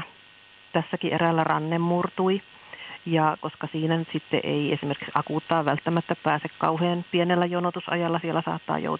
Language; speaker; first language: Finnish; native; Finnish